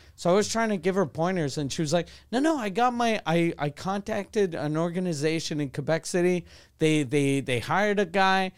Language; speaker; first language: English; non-native, local second language; French